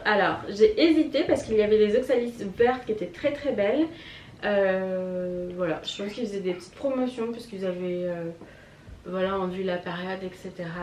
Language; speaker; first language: French; native; French